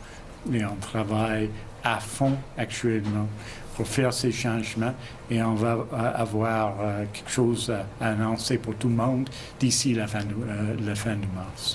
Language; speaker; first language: French; non-native, fluent; English